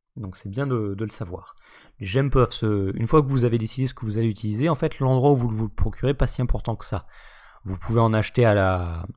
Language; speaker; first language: French; native; French